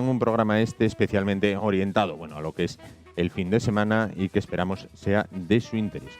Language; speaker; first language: Spanish; native; Spanish